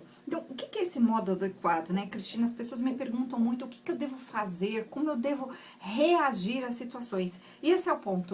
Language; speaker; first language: Portuguese; native; Portuguese